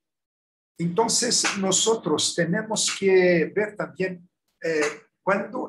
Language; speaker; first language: Spanish; non-native, learner; Portuguese